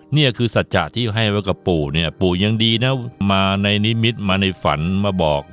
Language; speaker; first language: Thai; native; Thai